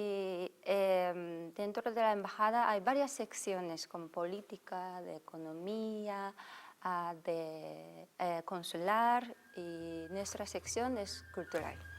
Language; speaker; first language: Spanish; non-native, fluent; Japanese